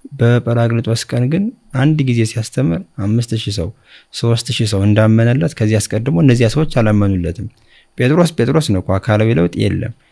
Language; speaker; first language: Amharic; native; Amharic